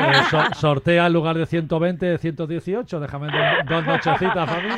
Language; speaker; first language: Spanish; native; Spanish